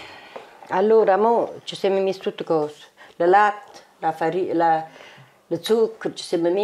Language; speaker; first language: Italian; native; Italian